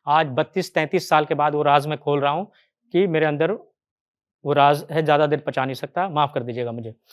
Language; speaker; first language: Hindi; native; Hindi